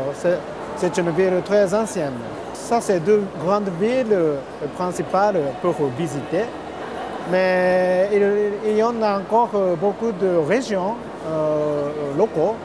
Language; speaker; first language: French; non-native, learner; Japanese